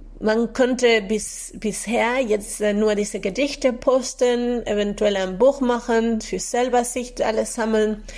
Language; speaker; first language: German; non-native, fluent; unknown